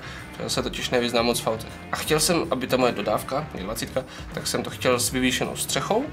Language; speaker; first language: Czech; native; Czech